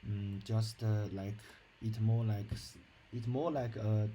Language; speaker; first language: English; non-native, learner; Chinese